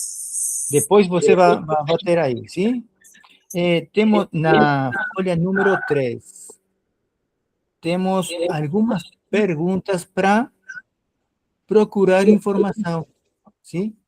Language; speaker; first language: Portuguese; non-native, learner; Spanish